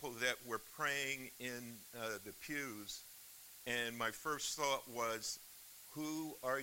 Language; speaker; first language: English; native; English